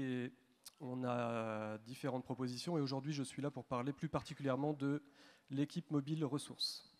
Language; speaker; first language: French; native; French